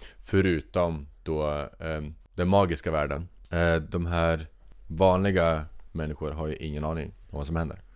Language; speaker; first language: Swedish; native; Swedish